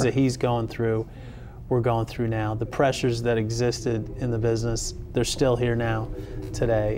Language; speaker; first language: English; native; English